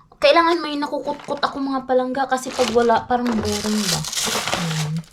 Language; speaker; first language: Filipino; non-native, local second language; Cebuano